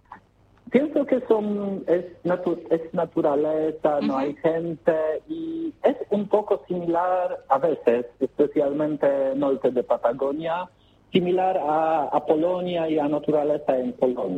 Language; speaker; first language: Spanish; non-native, learner; Polish